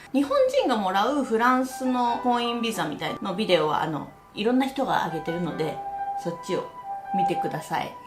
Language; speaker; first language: Japanese; native; Japanese